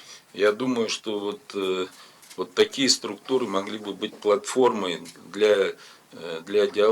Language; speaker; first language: Russian; native; Russian